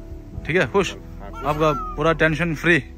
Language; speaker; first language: Hindi; non-native, local second language; Tibetan